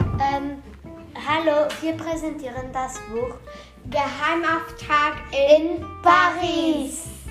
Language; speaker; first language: German; non-native, learner; Portuguese